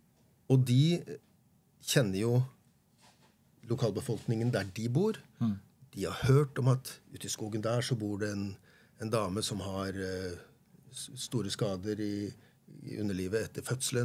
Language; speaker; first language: Norwegian; native; Norwegian